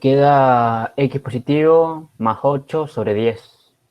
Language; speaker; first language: Spanish; native; Spanish